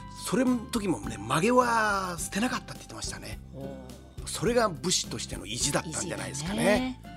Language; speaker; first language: Japanese; native; Japanese